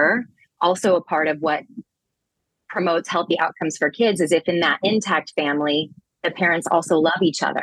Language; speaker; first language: English; native; English